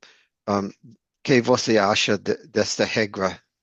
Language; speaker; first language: Portuguese; non-native, learner; English